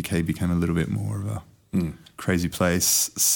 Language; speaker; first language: English; native; English